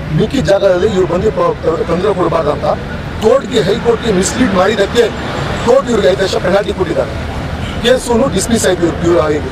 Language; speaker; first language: Kannada; non-native, local second language; Urdu